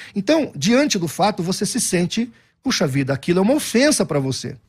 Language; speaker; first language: Portuguese; native; Portuguese